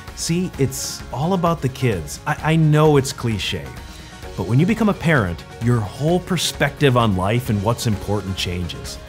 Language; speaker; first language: English; native; English